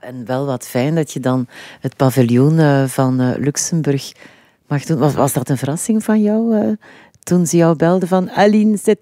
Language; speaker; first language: Dutch; native; Dutch